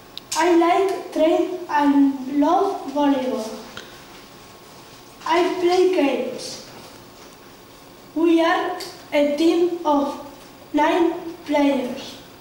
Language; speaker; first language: English; non-native, learner; Spanish